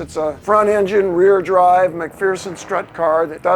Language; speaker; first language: English; native; English